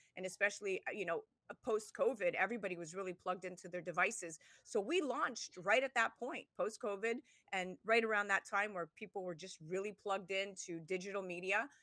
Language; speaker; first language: English; native; English